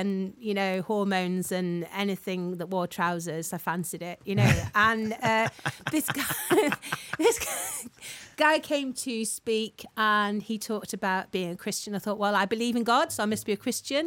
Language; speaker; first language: English; native; English